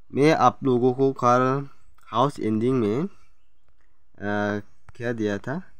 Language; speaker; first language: Hindi; non-native, local second language; Assamese